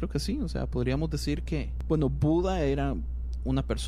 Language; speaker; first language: Spanish; native; Spanish